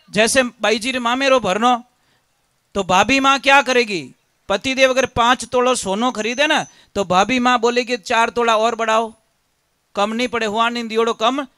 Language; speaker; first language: Hindi; native; Hindi